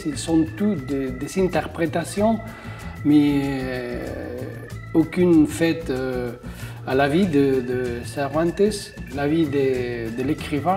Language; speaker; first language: French; non-native, fluent; Spanish